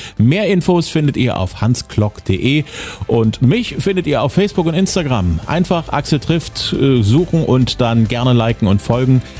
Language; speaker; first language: German; native; German